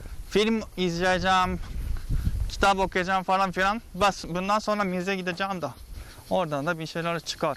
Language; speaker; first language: Turkish; non-native, fluent; Japanese